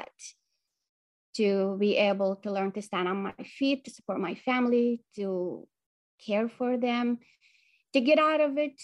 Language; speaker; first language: English; non-native, fluent; Arabic